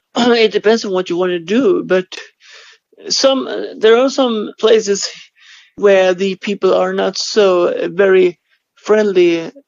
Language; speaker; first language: English; non-native, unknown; Swedish